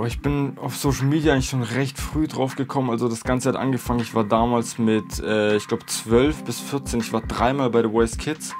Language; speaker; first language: German; native; German